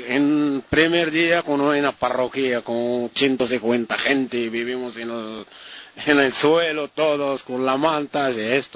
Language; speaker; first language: Spanish; non-native, learner; Arabic